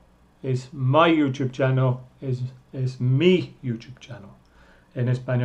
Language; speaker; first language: Spanish; non-native, fluent; English